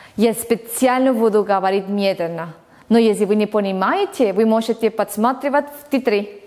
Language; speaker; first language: Russian; non-native, learner; Spanish